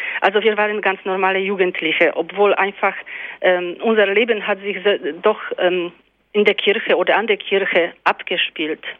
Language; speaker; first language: German; non-native, fluent; Polish